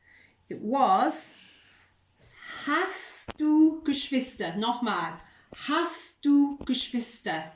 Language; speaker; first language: German; non-native, fluent; English